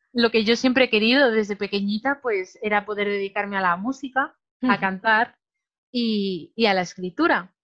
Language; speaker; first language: Spanish; native; Spanish